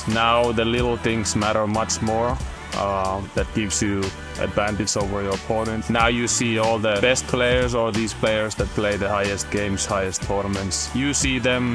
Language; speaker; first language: English; non-native, fluent; Finnish